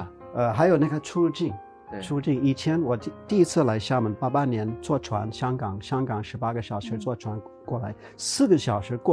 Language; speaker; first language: Chinese; non-native, fluent; English